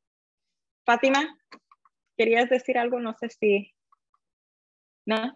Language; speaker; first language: Spanish; early bilingual, heritage; Spanish